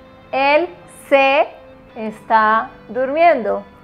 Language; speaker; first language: Spanish; native; Spanish